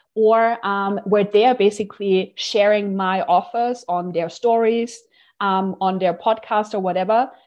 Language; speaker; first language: English; non-native, fluent; German